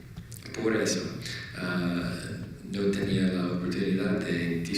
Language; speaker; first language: Spanish; non-native, learner; English